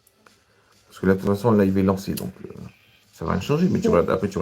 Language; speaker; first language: French; native; French